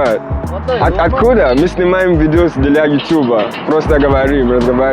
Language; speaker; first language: Russian; non-native, fluent; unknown